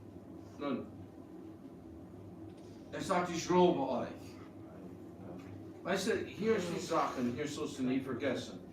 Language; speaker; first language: German; early bilingual, heritage; English